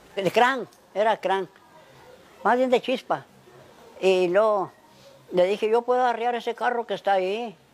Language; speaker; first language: Spanish; native; Spanish